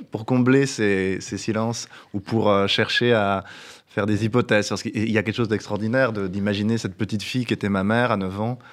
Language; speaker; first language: French; native; French